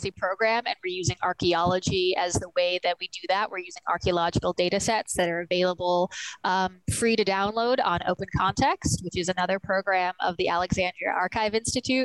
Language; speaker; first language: English; native; English